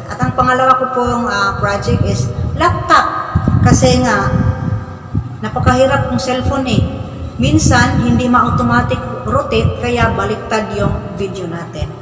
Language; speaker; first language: Filipino; non-native, local second language; Cebuano